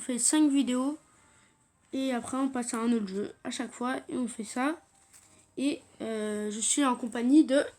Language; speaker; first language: French; native; French